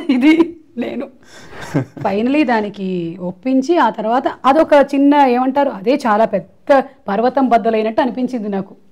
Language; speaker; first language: Telugu; non-native, local second language; Malayalam